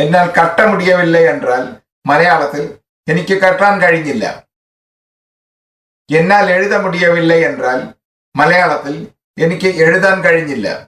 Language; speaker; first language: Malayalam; non-native, fluent; Tamil